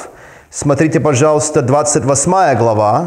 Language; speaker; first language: Russian; non-native, fluent; English